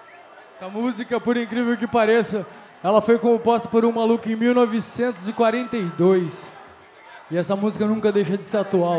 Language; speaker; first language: Portuguese; native; Portuguese